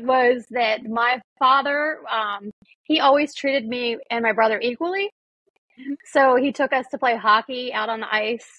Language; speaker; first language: English; native; English